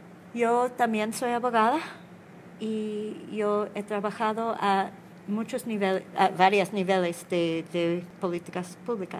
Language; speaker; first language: Spanish; non-native, learner; English